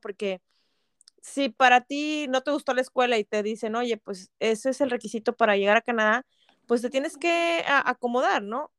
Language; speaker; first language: Spanish; native; Spanish